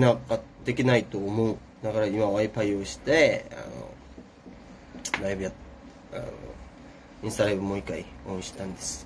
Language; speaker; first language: Japanese; non-native, fluent; Korean